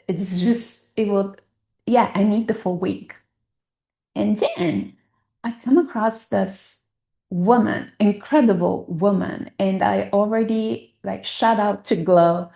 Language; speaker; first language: English; non-native, fluent; Italian